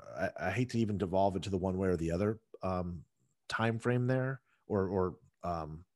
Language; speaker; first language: English; native; English